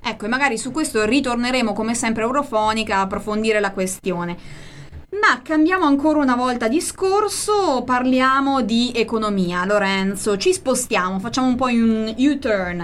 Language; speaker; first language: Italian; native; Italian